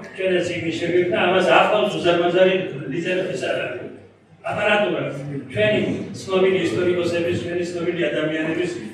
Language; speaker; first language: Georgian; non-native, local second language; Mingrelian